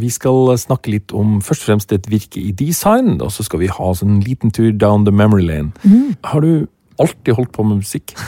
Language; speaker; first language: Norwegian; native; Norwegian